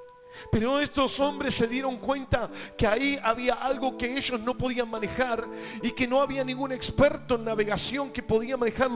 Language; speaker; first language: Spanish; native; Spanish